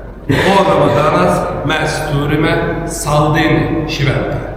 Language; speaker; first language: Lithuanian; non-native, learner; Turkish